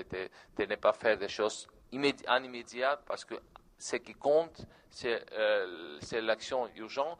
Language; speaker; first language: French; non-native, learner; Georgian